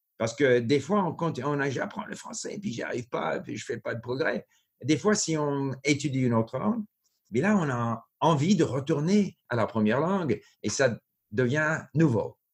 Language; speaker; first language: French; non-native, local second language; English